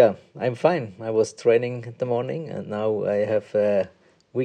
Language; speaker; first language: English; non-native, fluent; Swiss German